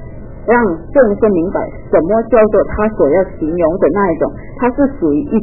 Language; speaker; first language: Chinese; native; Chinese